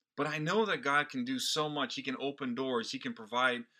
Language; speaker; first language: English; non-native, fluent; Portuguese